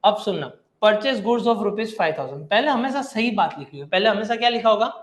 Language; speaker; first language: Hindi; non-native, local second language; Gujarati